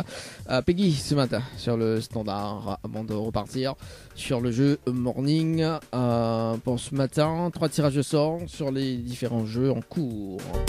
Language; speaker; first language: French; native; French